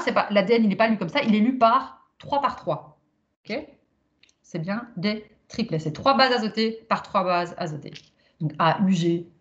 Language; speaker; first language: French; native; French